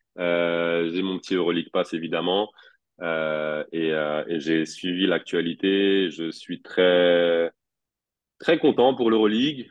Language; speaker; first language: French; native; French